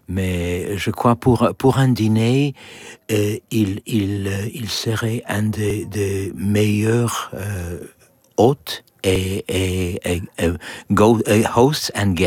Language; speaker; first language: French; non-native, learner; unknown